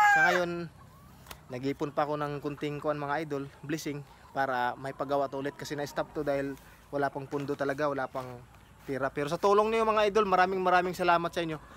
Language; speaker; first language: Filipino; non-native, local second language; Cebuano